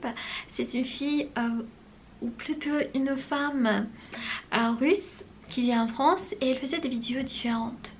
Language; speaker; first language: French; non-native, fluent; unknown